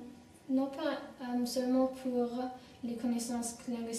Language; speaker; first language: French; non-native, learner; German